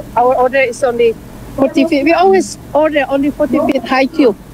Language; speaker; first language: English; non-native, learner; Indonesian